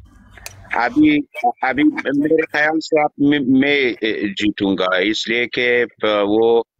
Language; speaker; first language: Hindi; non-native, learner; Persian